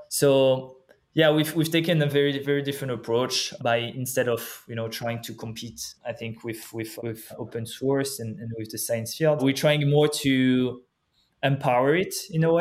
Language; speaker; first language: English; non-native, fluent; French